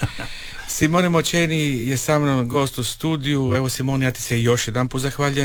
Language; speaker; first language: Serbian; native; Serbian